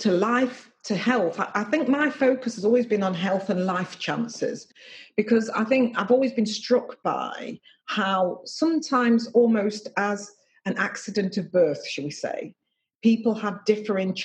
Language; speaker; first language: English; native; English